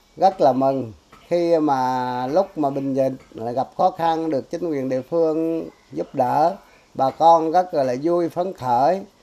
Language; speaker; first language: Vietnamese; non-native, local second language; Eastern Cham